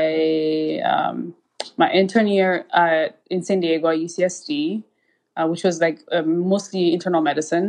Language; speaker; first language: English; non-native, fluent; Amharic